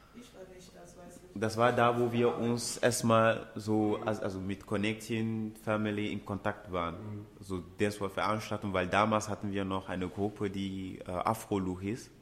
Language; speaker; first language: German; non-native, fluent; Ewe